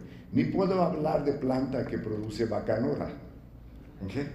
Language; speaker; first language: Spanish; non-native, fluent; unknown